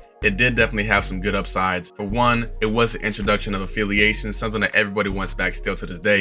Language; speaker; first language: English; native; English